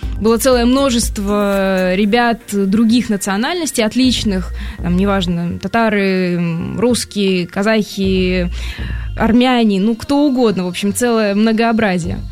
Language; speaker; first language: Russian; native; Russian